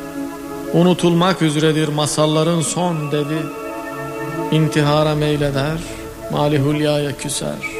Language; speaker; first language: Turkish; native; Turkish